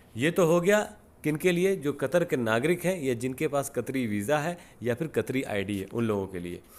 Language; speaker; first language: Hindi; native; Hindi